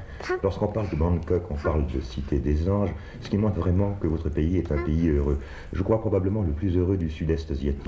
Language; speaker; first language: French; native; French